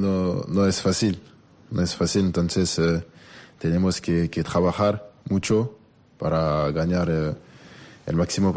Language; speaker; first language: Spanish; non-native, learner; French